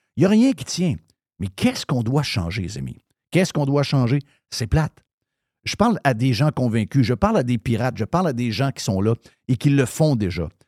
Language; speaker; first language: French; native; French